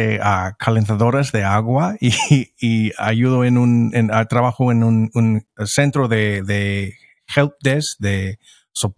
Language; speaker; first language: Spanish; non-native, fluent; English